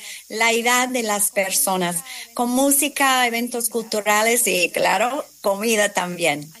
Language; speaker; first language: Spanish; non-native, fluent; English